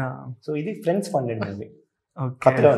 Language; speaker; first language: Telugu; native; Telugu